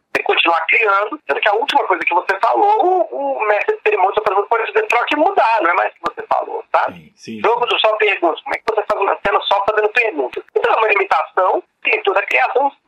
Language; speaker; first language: Portuguese; native; Portuguese